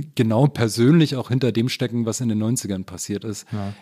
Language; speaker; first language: German; native; German